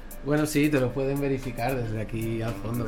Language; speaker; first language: Spanish; native; Spanish